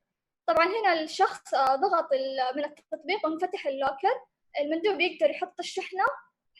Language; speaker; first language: Arabic; native; Arabic